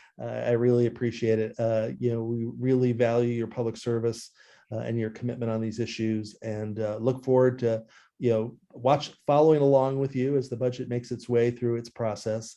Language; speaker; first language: English; native; English